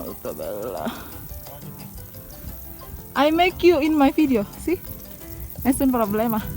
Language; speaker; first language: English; non-native, learner; Indonesian